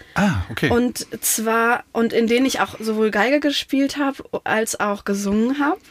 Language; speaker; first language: German; non-native, local second language; Russian